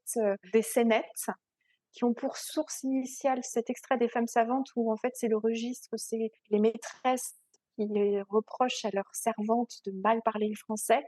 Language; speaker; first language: French; native; French